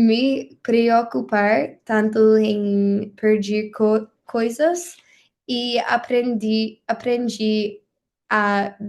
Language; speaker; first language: Portuguese; non-native, learner; English